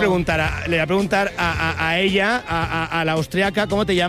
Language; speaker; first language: Spanish; native; Spanish